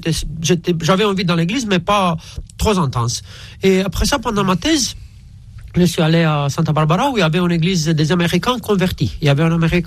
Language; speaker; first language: French; non-native, fluent; Romanian